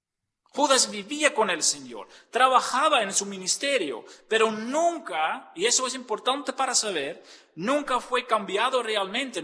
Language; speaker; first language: Spanish; non-native, fluent; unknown